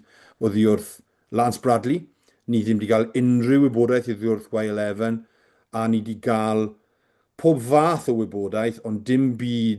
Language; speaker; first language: Welsh; native; Welsh